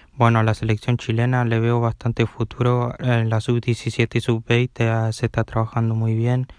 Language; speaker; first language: Spanish; native; Spanish